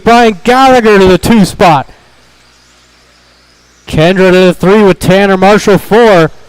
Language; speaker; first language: English; native; English